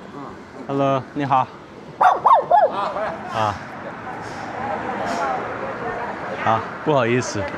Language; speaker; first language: Chinese; non-native, learner; English